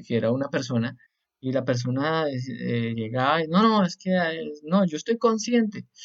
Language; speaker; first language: Spanish; native; Spanish